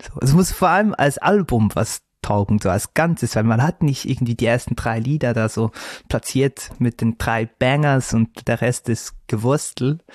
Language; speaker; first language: German; native; German